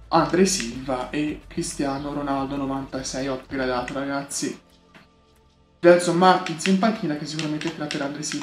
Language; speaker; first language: Italian; native; Italian